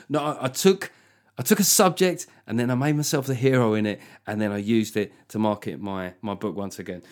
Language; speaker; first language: English; native; English